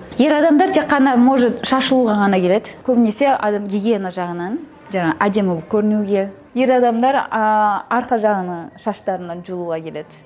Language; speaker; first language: Kazakh; non-native, local second language; Russian